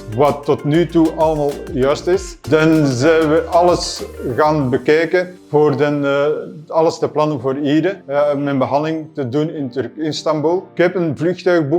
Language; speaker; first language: Dutch; native; Dutch